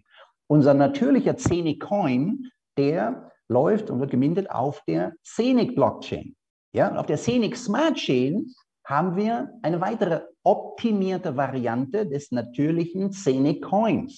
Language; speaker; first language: German; native; German